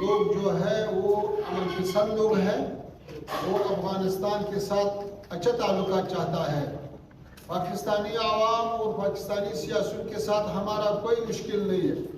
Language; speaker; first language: Hindi; non-native, fluent; Pashto